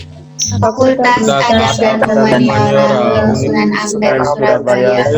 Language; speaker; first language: Malay; native; Malay